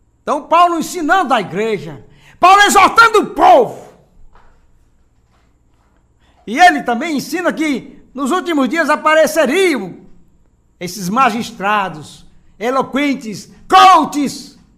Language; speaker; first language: Portuguese; native; Portuguese